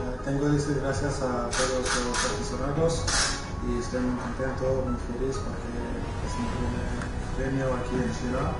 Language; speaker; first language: Spanish; non-native, fluent; French